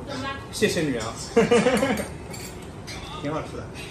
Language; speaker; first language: Chinese; native; Chinese